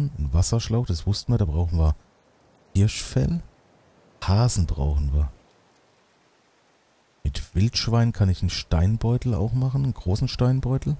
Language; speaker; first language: German; native; German